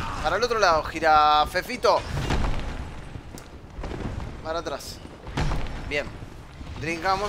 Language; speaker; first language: Spanish; native; Spanish